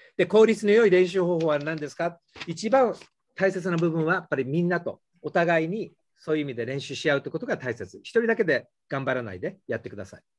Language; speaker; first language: Japanese; native; Japanese